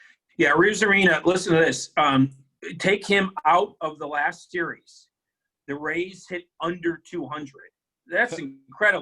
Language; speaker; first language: English; native; English